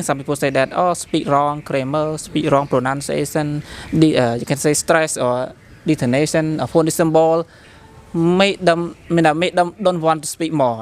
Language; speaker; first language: English; non-native, learner; Khmer